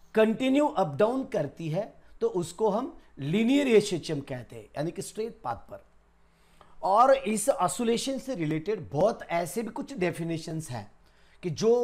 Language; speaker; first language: Hindi; non-native, local second language; Marathi